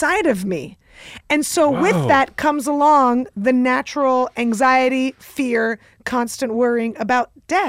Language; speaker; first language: English; early bilingual, other home language; Russian